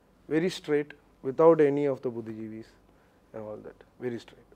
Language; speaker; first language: English; non-native, local second language; Malayalam